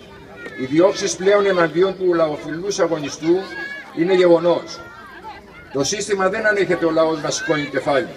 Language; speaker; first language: Greek; native; Greek